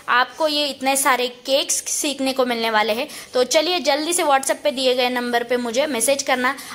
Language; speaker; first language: Hindi; non-native, local second language; Marathi